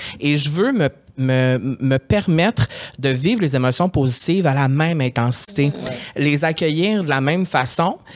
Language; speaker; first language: French; native; French